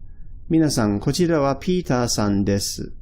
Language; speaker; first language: Japanese; non-native, fluent; English